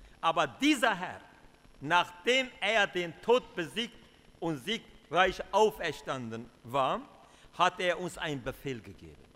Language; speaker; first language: German; non-native, fluent; Kurdish